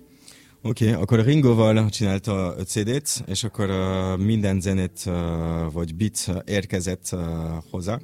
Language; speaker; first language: Hungarian; non-native, learner; French